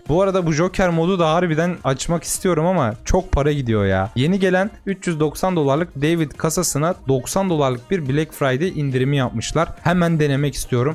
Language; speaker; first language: Turkish; native; Turkish